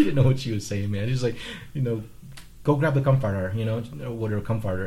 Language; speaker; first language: English; non-native, fluent; Vietnamese